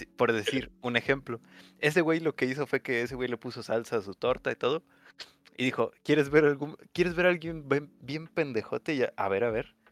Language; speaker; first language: Spanish; native; Spanish